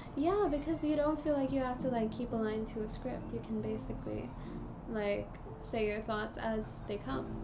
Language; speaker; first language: English; native; English